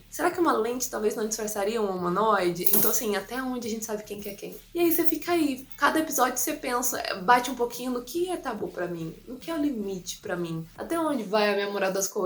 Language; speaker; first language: Portuguese; native; Portuguese